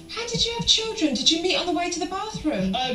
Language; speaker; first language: English; native; English